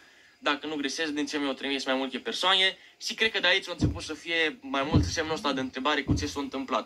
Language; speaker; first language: Romanian; native; Romanian